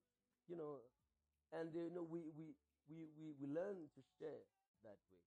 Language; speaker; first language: English; non-native, local second language; Xhosa